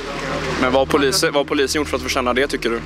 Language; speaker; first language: Swedish; native; Swedish